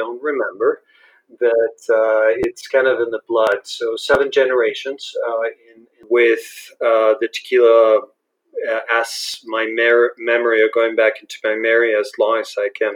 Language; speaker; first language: English; non-native, fluent; Spanish